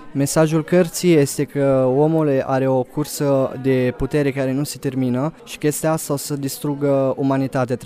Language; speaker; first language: Romanian; early bilingual, heritage; Romanian